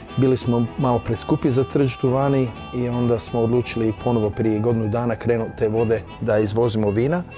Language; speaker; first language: Croatian; early bilingual, heritage; Croatian